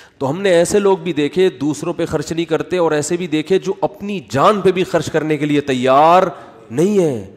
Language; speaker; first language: Urdu; native; Urdu